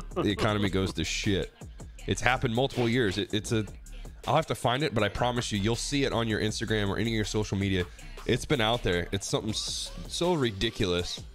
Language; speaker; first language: English; native; English